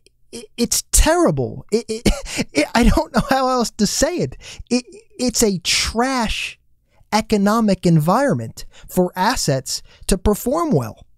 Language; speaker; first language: English; native; English